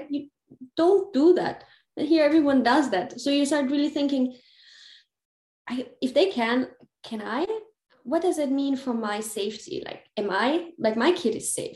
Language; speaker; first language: English; non-native, fluent; German